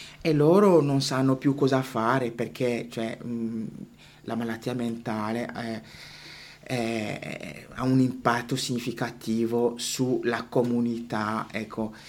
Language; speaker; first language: Italian; non-native, fluent; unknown